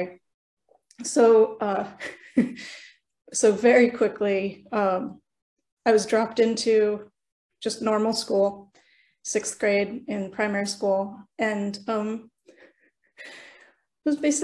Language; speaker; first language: English; early bilingual, other home language; Norwegian